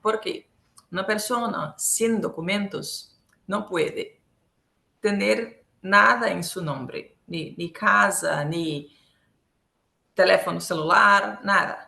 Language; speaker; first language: Spanish; non-native, local second language; Portuguese